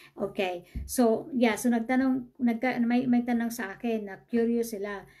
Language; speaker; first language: Filipino; non-native, local second language; Cebuano